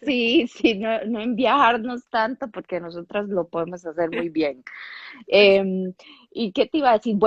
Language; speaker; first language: Spanish; native; Spanish